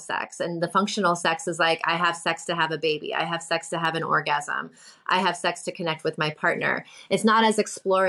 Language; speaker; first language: English; native; English